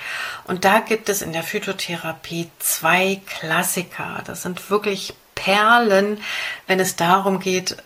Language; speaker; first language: German; native; German